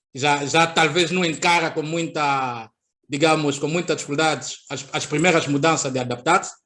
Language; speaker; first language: Portuguese; native; Portuguese